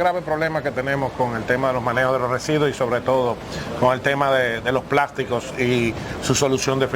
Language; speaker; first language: Spanish; native; Spanish